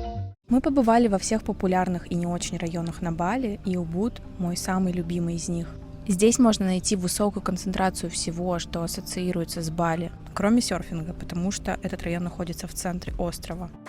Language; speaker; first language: Russian; native; Russian